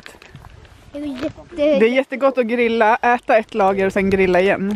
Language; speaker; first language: Swedish; native; Swedish